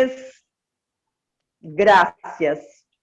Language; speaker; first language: Spanish; non-native, learner; Portuguese